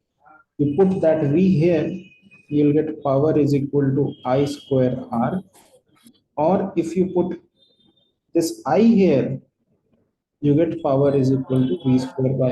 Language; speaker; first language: English; non-native, local second language; Hindi